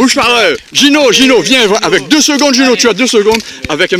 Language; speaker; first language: French; native; French